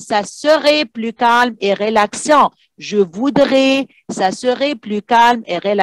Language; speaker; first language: French; non-native, fluent; Arabic